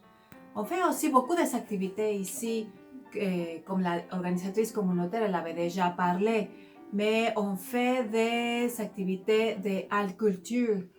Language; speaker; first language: French; non-native, fluent; Spanish